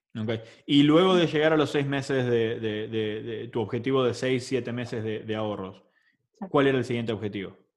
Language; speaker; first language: Spanish; native; Spanish